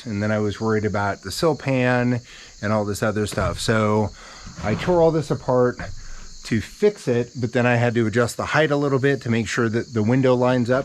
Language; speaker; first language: English; native; English